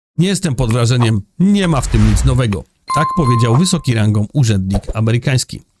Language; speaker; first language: Polish; native; Polish